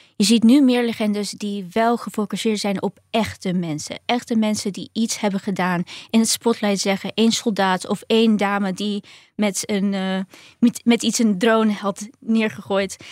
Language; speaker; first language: Dutch; early bilingual, other home language; Ukrainian